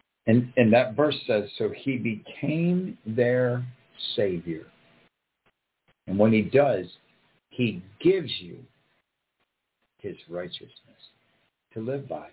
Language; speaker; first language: English; native; English